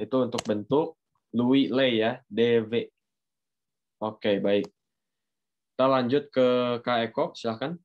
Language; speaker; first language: Indonesian; native; Indonesian